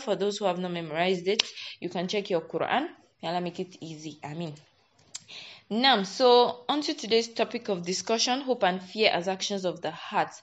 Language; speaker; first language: English; non-native, local second language; Yoruba